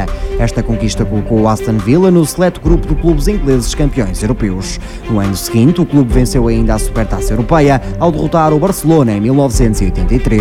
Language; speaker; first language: Portuguese; native; Portuguese